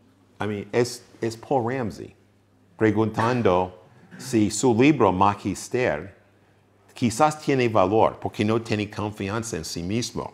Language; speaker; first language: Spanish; non-native, fluent; English